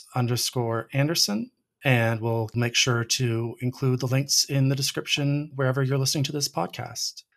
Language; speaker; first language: English; native; English